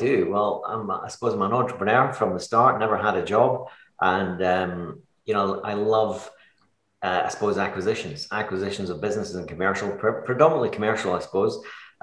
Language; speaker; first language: English; native; English